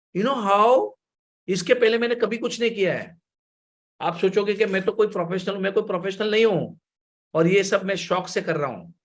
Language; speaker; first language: Hindi; non-native, local second language; Gujarati